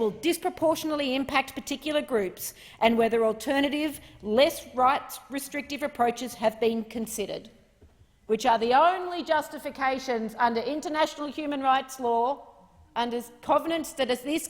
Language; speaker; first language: English; native; English